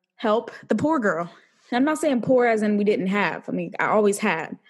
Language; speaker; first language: English; native; English